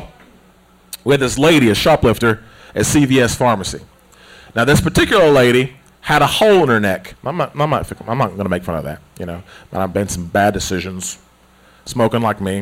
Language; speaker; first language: English; native; English